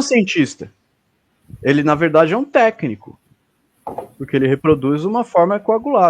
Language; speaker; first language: Portuguese; native; Portuguese